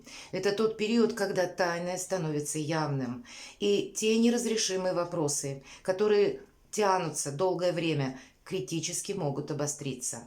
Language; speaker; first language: Russian; native; Russian